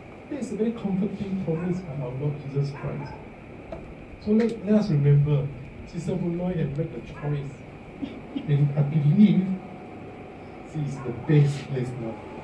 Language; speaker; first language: English; non-native, local second language; Min Nan Chinese